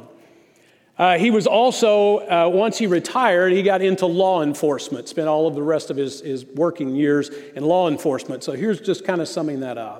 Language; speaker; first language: English; native; English